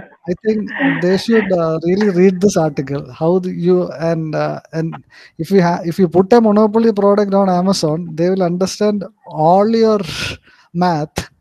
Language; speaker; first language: English; non-native, local second language; Malayalam